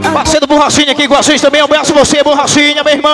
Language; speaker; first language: Portuguese; native; Portuguese